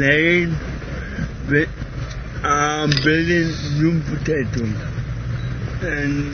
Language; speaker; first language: English; non-native, learner; German